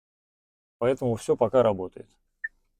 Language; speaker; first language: Russian; native; Russian